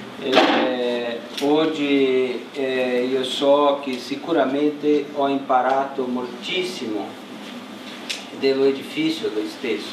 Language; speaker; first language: Italian; non-native, learner; Portuguese